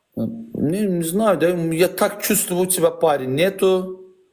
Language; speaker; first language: Russian; non-native, learner; Azerbaijani